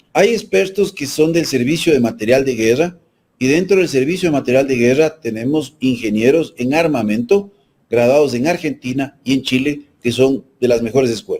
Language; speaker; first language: Spanish; native; Spanish